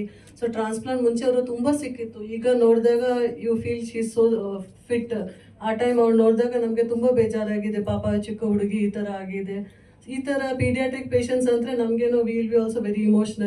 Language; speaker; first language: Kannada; non-native, fluent; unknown